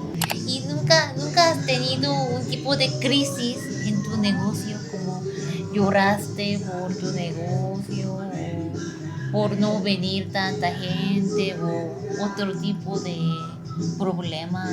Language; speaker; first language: Spanish; non-native, fluent; Korean